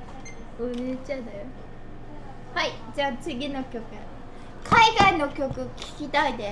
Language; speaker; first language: Japanese; native; Japanese